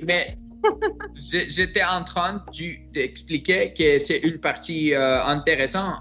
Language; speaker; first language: French; non-native, learner; Greek